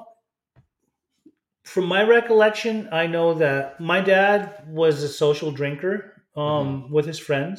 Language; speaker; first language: English; early bilingual, other home language; German